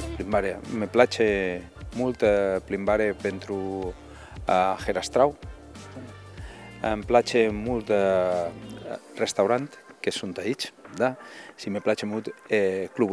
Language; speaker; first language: Romanian; non-native, learner; Spanish